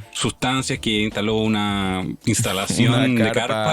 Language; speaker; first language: Spanish; native; Spanish